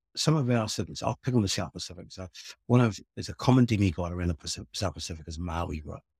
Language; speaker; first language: English; native; English